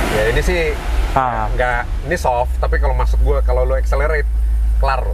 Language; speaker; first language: Indonesian; early bilingual, heritage; Indonesian